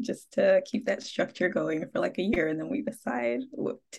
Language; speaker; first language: English; non-native, local second language; Akan